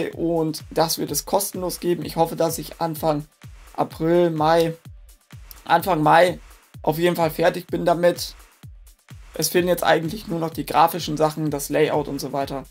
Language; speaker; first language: German; native; German